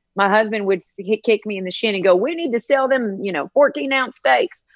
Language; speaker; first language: English; native; English